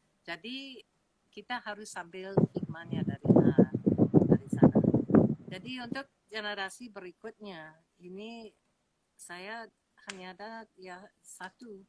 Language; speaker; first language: Indonesian; non-native, fluent; English